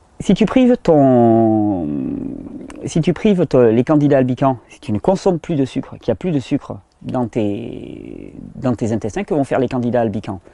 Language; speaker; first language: French; native; French